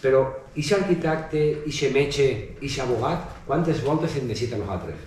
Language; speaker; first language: Spanish; non-native, local second language; Catalan